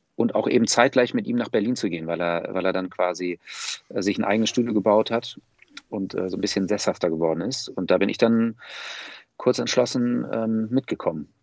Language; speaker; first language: German; native; German